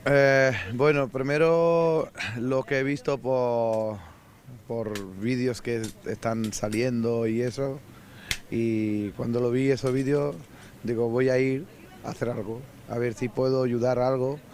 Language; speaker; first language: Spanish; non-native, learner; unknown